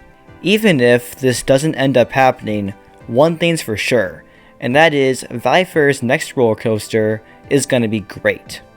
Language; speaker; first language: English; native; English